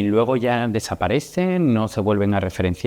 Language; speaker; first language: Spanish; native; Spanish